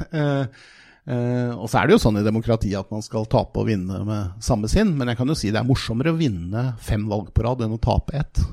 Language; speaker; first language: Norwegian; native; Norwegian